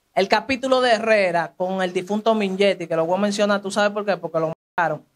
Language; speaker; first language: Spanish; native; Spanish